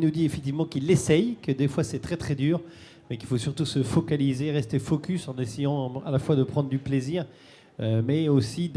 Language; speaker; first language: French; native; French